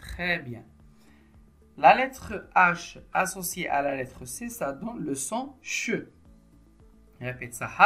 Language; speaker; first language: French; non-native, local second language; Arabic